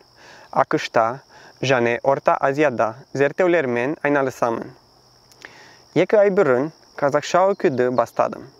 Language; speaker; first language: Kazakh; non-native, learner; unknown